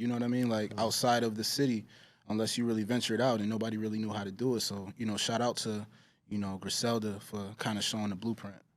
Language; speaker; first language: English; native; English